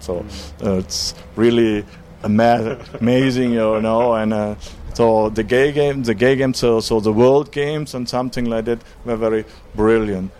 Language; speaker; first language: English; non-native, learner; German